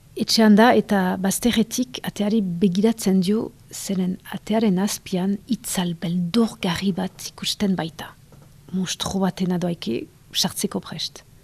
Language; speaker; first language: Basque; native; Basque